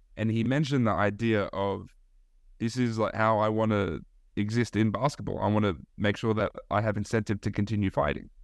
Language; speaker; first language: English; early bilingual, other home language; Turkish